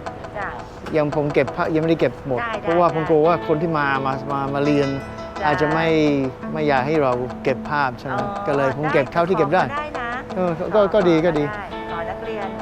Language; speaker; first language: Thai; non-native, fluent; English